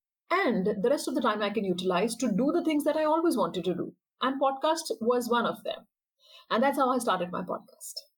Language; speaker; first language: English; non-native, local second language; Hindi